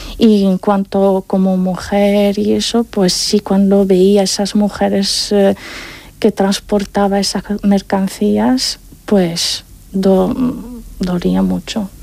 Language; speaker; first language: Spanish; non-native, fluent; Arabic